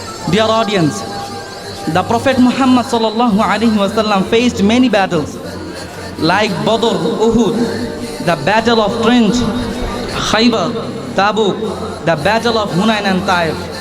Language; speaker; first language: English; non-native, local second language; Bangla